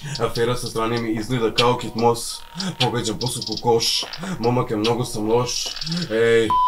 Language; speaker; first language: German; early bilingual, other home language; Serbian